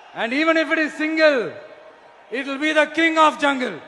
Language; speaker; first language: English; non-native, local second language; Tamil